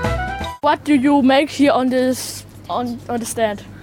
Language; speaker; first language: English; non-native, learner; German